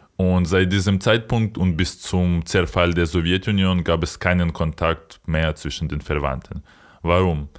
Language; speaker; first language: German; non-native, fluent; Ukrainian